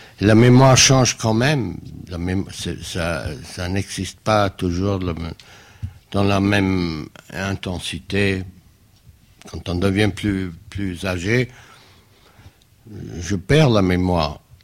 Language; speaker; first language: French; non-native, fluent; German